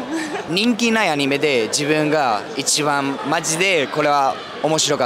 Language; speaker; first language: Japanese; early bilingual, heritage; Spanish